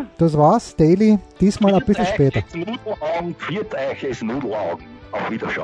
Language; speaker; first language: German; native; German